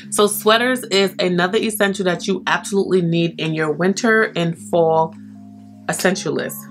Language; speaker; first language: English; native; English